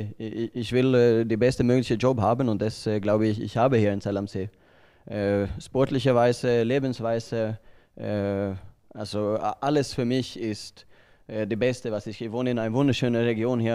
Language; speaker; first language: German; non-native, learner; Swedish